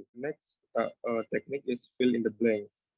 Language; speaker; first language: English; non-native, learner; Indonesian